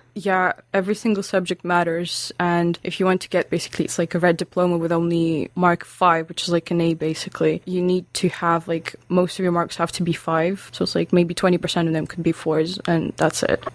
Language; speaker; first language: English; non-native, fluent; Lithuanian